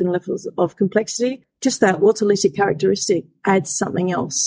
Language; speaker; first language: English; native; English